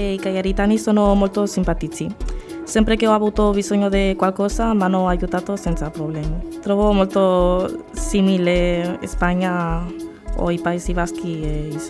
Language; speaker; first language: Italian; non-native, learner; Spanish